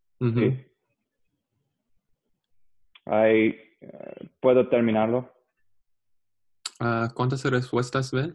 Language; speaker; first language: Spanish; non-native, learner; English